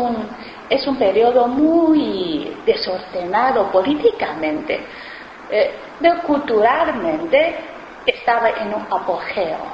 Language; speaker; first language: Spanish; non-native, fluent; Chinese